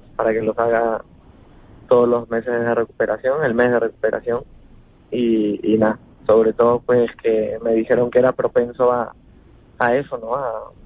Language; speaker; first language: Spanish; native; Spanish